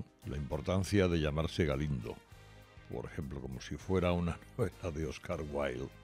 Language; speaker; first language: Spanish; native; Spanish